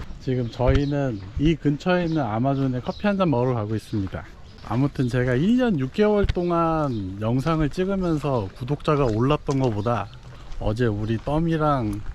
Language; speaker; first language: Korean; native; Korean